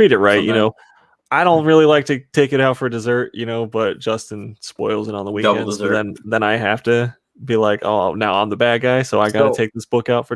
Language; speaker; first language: English; native; English